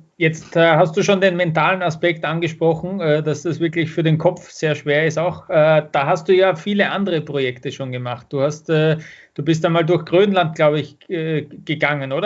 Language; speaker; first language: German; native; German